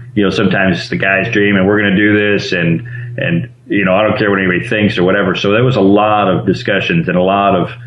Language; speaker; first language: English; native; English